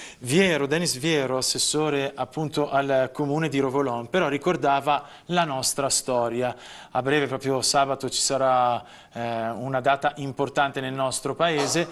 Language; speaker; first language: Italian; native; Italian